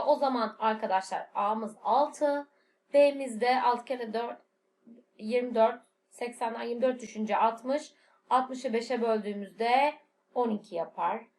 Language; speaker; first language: Turkish; native; Turkish